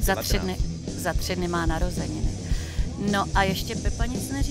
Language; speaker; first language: Czech; native; Czech